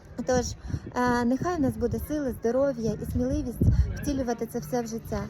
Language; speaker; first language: Ukrainian; native; Ukrainian